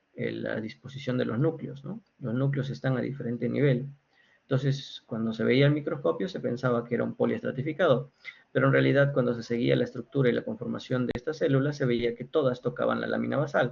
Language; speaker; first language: Spanish; native; Spanish